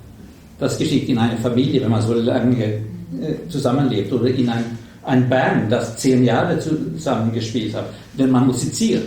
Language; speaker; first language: German; non-native, learner; Swedish